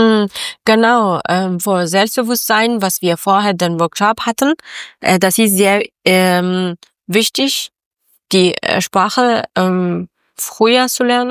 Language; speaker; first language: German; non-native, learner; Persian